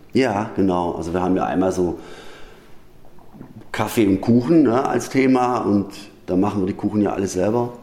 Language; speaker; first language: German; native; German